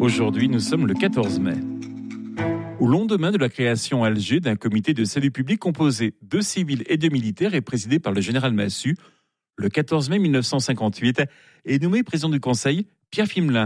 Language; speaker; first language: French; native; French